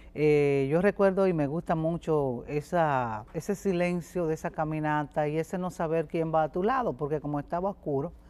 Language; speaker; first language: Spanish; native; Spanish